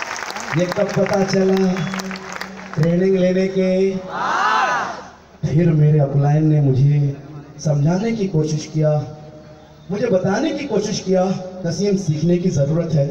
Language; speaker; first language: Hindi; native; Hindi